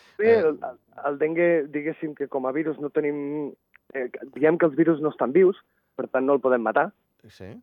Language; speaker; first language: Catalan; native; Catalan